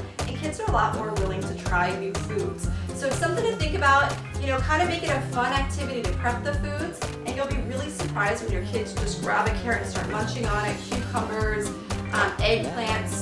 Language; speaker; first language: English; native; English